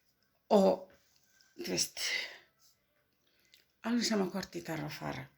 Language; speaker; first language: Icelandic; non-native, learner; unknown